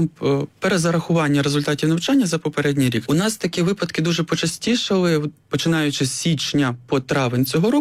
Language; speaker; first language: Ukrainian; native; Ukrainian